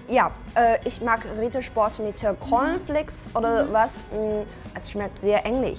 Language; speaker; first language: German; non-native, fluent; Chinese